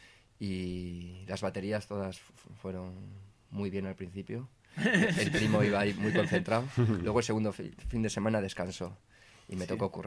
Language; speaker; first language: Spanish; native; Spanish